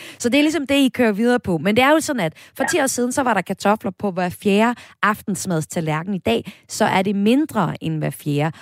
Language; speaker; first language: Danish; native; Danish